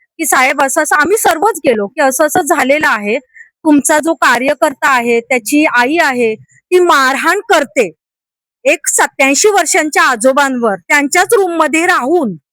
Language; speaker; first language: Marathi; native; Marathi